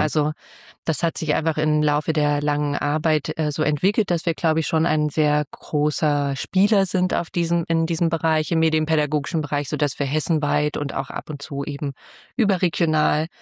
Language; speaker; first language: German; native; German